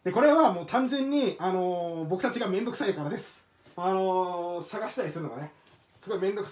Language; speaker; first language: Japanese; native; Japanese